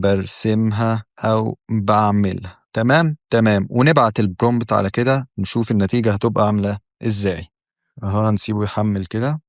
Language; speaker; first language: Arabic; native; Arabic